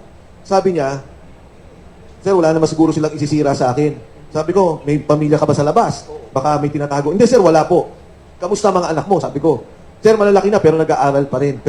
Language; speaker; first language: Filipino; native; Filipino